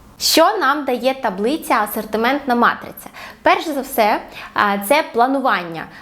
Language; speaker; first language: Ukrainian; non-native, local second language; Russian